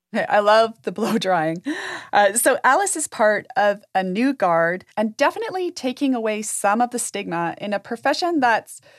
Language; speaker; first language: English; native; English